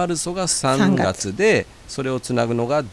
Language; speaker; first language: Japanese; native; Japanese